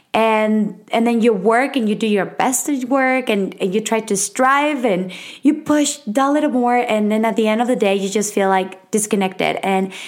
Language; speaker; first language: English; non-native, fluent; Spanish